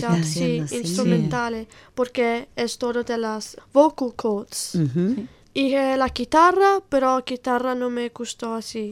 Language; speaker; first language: Spanish; non-native, learner; Italian